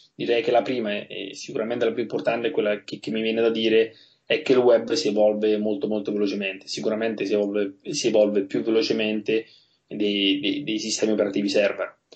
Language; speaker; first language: Italian; native; Italian